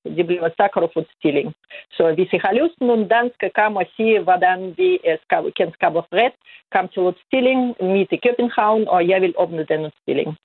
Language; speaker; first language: Danish; non-native, fluent; Russian